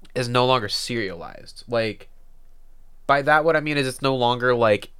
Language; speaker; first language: English; early bilingual, other home language; Filipino